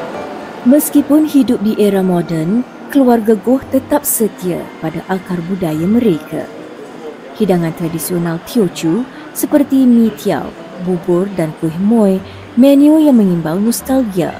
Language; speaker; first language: Malay; native; Malay